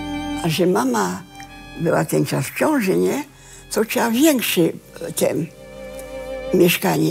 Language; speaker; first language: Polish; early bilingual, heritage; Polish